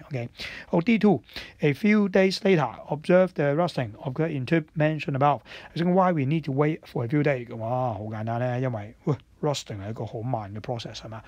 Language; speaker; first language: English; non-native, local second language; Cantonese